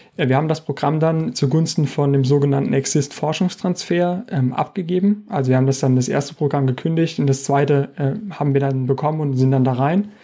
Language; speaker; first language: German; native; German